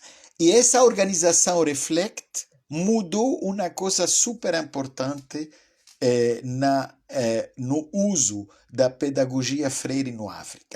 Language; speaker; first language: Portuguese; non-native, fluent; French